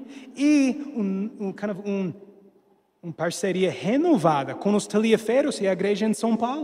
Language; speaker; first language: Portuguese; non-native, fluent; English